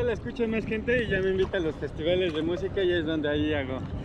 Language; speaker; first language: Spanish; native; Spanish